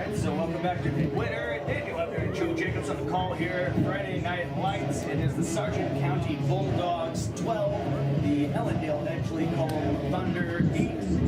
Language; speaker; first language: English; native; English